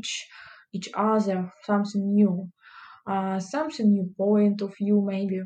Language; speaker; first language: English; non-native, learner; Russian